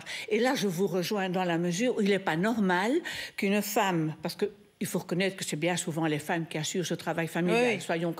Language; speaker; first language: French; native; French